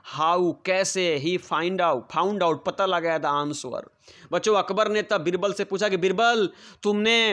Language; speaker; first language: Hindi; non-native, local second language; Bhojpuri